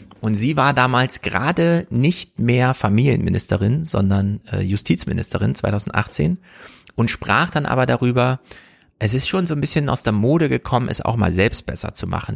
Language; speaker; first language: German; native; German